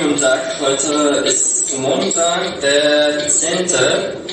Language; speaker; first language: German; non-native, learner; Uzbek